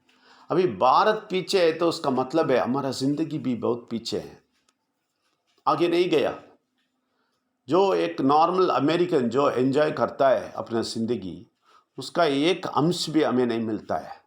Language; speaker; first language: Hindi; non-native, local second language; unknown